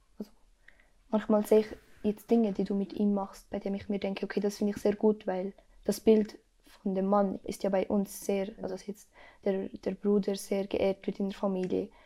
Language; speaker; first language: German; early bilingual, other home language; Arabic